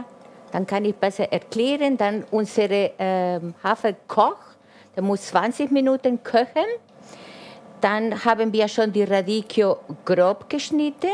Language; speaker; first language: German; non-native, fluent; Italian